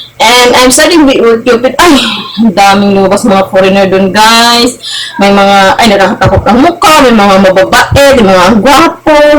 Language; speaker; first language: Filipino; non-native, local second language; Cebuano